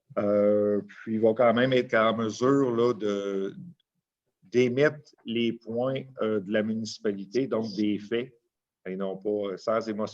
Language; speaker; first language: French; native; French